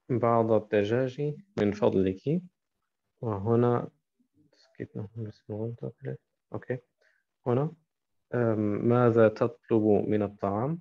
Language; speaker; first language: Arabic; non-native, fluent; German